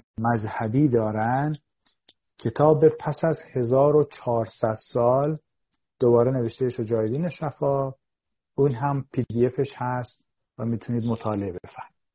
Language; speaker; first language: Persian; native; Persian